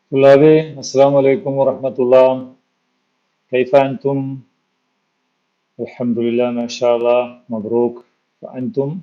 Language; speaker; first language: Arabic; non-native, fluent; Malayalam